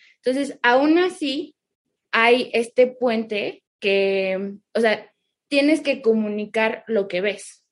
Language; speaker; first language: Spanish; early bilingual, heritage; Spanish